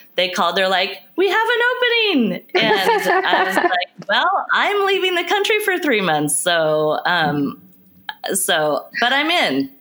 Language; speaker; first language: English; native; English